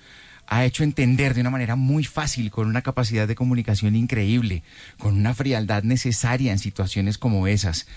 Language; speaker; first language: Spanish; native; Spanish